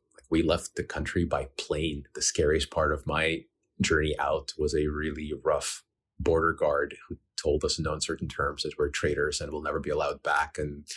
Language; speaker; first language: English; early bilingual, other home language; Ukrainian